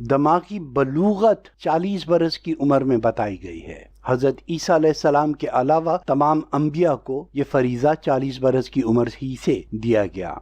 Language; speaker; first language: Urdu; native; Urdu